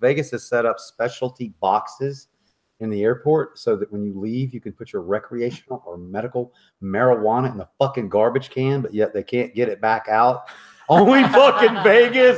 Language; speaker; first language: English; native; English